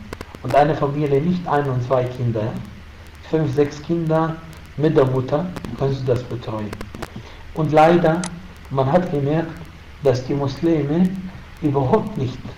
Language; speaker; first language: German; non-native, fluent; Arabic